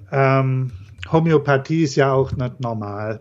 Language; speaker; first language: German; native; German